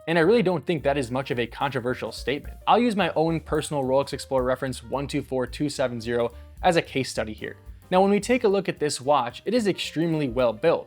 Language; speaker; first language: English; native; English